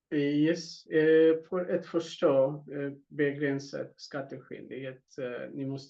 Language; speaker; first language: Swedish; non-native, fluent; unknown